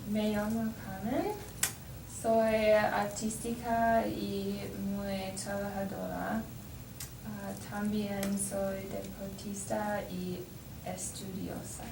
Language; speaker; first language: Spanish; non-native, learner; English